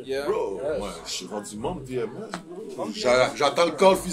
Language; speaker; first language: French; native; French